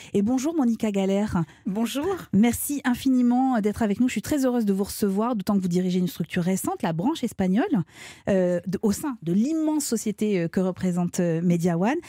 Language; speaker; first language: French; native; French